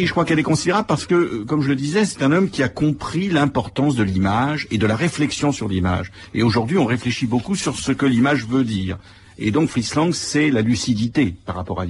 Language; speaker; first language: French; native; French